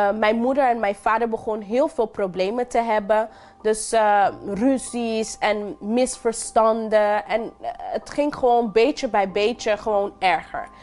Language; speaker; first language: Dutch; non-native, local second language; English